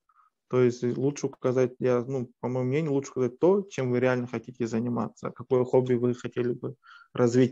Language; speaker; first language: Russian; native; Russian